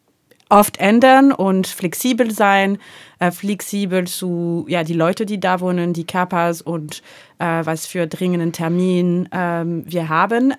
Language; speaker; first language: German; non-native, learner; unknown